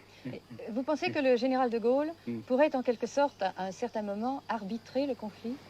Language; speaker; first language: French; native; French